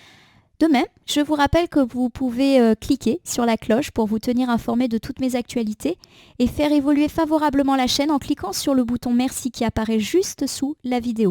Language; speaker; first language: French; native; French